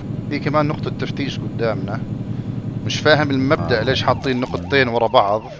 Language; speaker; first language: Arabic; native; Arabic